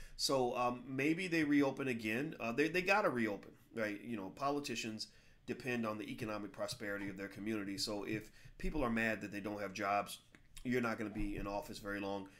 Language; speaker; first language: English; native; English